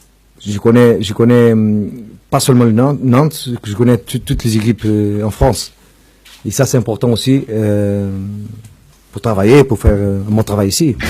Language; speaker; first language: French; non-native, fluent; Portuguese